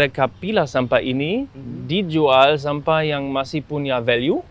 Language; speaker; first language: Indonesian; non-native, fluent; German